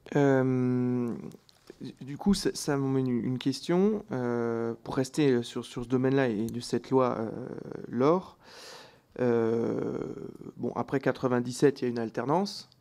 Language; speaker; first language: French; native; French